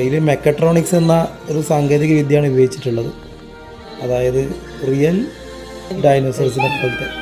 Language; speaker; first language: Malayalam; native; Malayalam